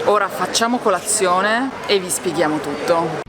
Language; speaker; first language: Italian; native; Italian